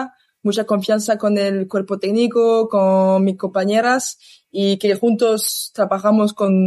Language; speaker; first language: Spanish; non-native, learner; French